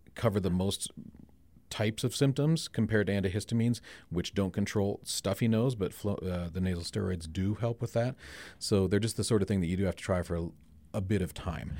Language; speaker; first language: English; native; English